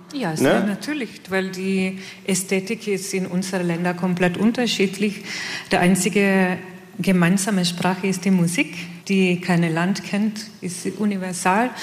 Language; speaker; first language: German; non-native, fluent; Italian